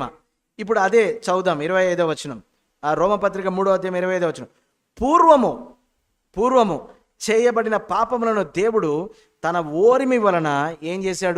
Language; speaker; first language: Telugu; native; Telugu